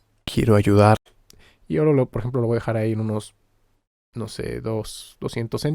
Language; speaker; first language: Spanish; native; Spanish